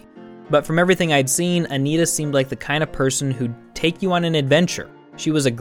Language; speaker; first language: English; native; English